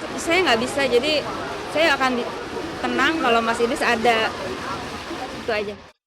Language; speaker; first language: Indonesian; native; Indonesian